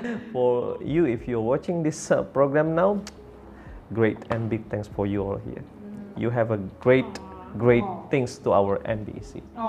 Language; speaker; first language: English; non-native, fluent; Indonesian